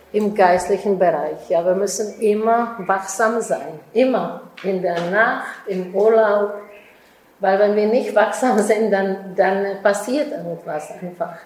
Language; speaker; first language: German; non-native, fluent; Czech